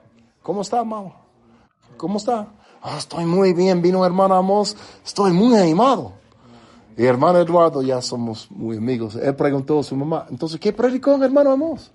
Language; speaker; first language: Spanish; non-native, fluent; English